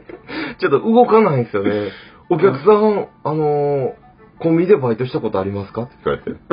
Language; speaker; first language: Japanese; native; Japanese